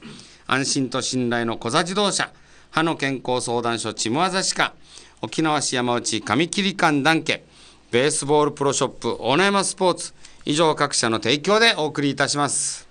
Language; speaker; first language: Japanese; native; Japanese